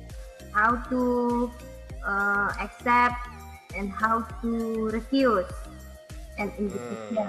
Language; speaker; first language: English; non-native, learner; Indonesian